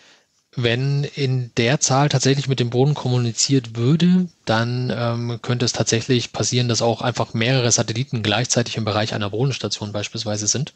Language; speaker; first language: German; native; German